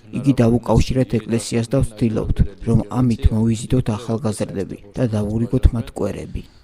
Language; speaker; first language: Georgian; non-native, local second language; Armenian